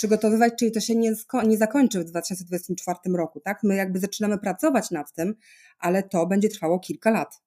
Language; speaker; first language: Polish; native; Polish